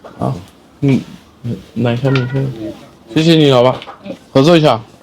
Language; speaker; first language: Chinese; non-native, learner; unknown